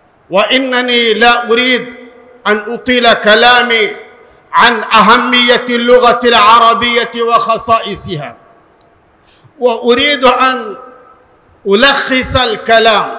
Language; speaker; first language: Arabic; non-native, fluent; Urdu